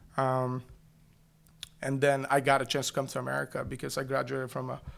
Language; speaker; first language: English; non-native, fluent; Bulgarian